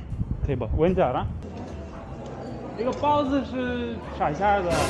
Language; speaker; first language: Korean; non-native, fluent; Russian